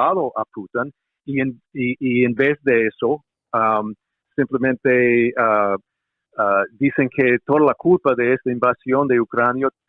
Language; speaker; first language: Spanish; non-native, fluent; English